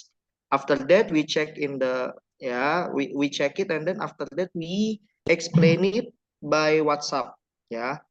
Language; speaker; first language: English; non-native, learner; Indonesian